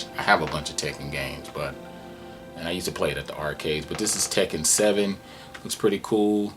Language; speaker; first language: English; native; English